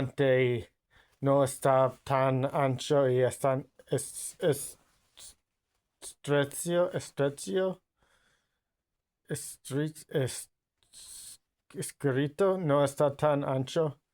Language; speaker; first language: Spanish; non-native, learner; English